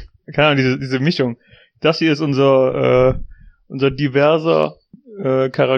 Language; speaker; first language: German; native; German